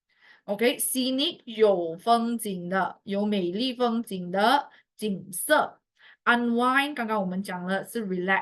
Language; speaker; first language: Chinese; native; Chinese